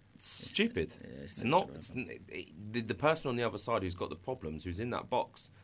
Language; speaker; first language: English; native; English